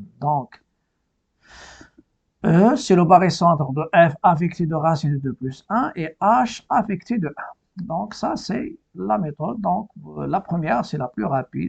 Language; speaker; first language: French; non-native, local second language; Arabic